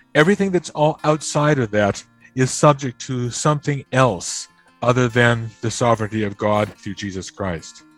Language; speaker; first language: English; native; English